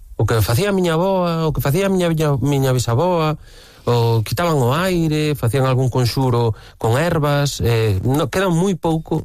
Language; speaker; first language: Galician; native; Galician